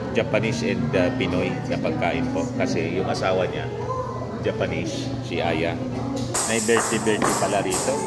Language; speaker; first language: Filipino; non-native, local second language; Bikol